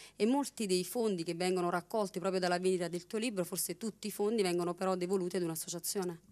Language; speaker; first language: Italian; native; Italian